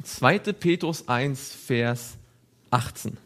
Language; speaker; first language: German; native; German